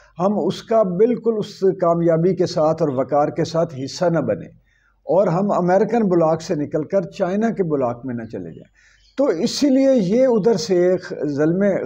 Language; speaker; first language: Urdu; native; Urdu